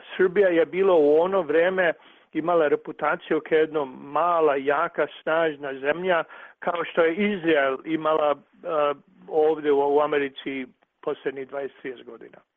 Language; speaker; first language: Croatian; early bilingual, heritage; Serbian